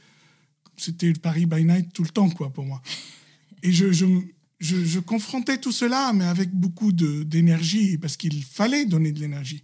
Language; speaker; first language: French; non-native, local second language; Arabic